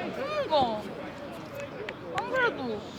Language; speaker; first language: Korean; native; Korean